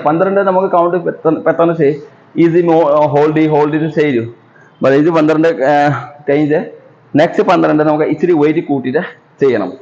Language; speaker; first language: Malayalam; non-native, learner; Assamese